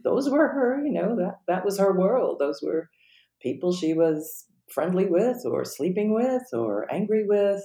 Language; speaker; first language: English; native; English